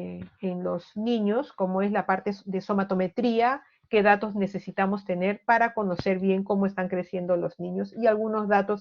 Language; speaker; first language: Spanish; native; Spanish